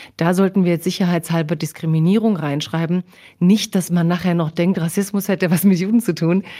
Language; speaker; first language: German; early bilingual, other home language; Croatian